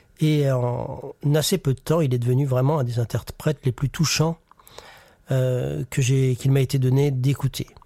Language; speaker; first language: French; native; French